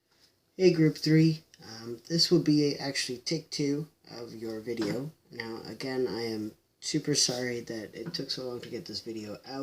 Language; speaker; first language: English; native; English